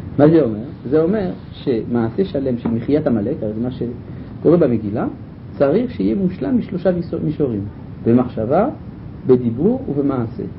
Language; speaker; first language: Hebrew; non-native, fluent; French